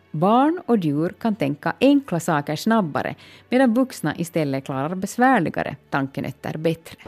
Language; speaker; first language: Swedish; native; Swedish